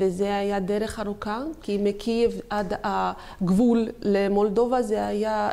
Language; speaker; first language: Hebrew; non-native, learner; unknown